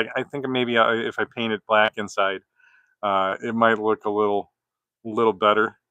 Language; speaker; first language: English; native; English